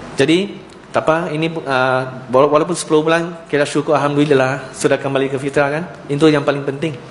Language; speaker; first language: Malay; non-native, local second language; Chinese